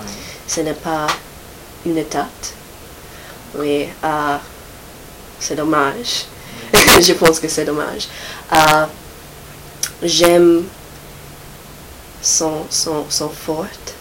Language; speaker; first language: French; non-native, learner; English